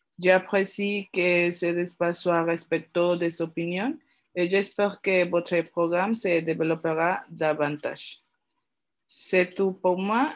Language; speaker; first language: French; non-native, learner; Spanish